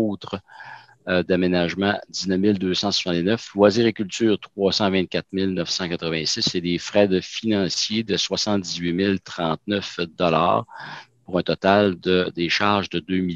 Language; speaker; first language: French; native; French